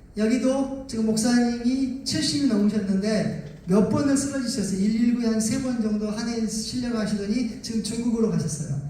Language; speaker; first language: Korean; native; Korean